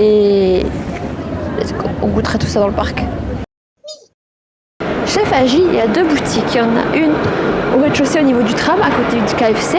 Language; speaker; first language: French; native; French